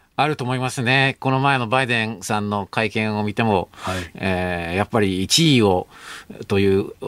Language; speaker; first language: Japanese; non-native, fluent; English